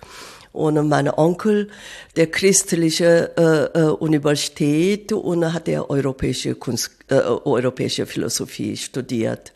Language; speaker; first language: German; non-native, fluent; Korean